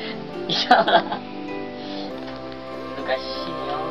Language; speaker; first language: Japanese; non-native, learner; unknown